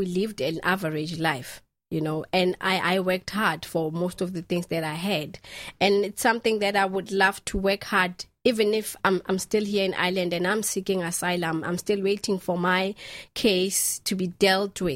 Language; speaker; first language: English; non-native, local second language; Southern Sotho